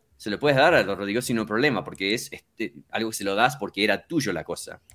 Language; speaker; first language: Spanish; early bilingual, heritage; Spanish